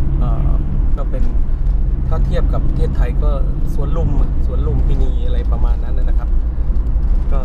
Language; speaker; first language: Thai; native; Thai